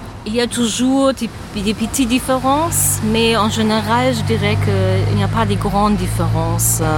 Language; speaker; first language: French; non-native, learner; German